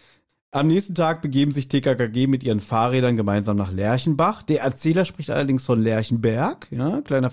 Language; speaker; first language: German; native; German